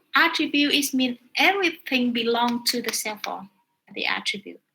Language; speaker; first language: English; non-native, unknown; Vietnamese